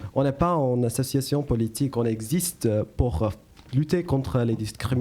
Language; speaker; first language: French; non-native, learner; English